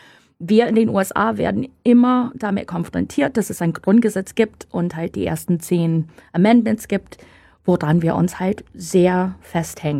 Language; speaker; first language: German; non-native, fluent; English